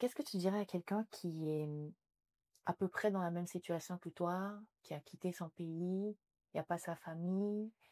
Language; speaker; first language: French; native; French